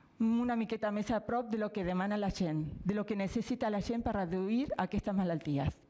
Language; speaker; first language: Catalan; non-native, fluent; Spanish